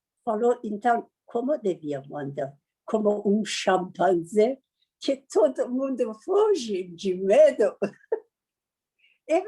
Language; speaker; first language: Portuguese; non-native, learner; Persian